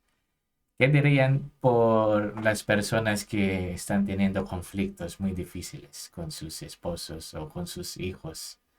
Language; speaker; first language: Spanish; non-native, fluent; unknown